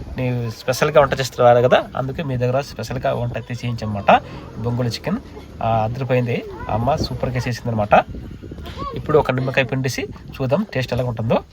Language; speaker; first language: Telugu; native; Telugu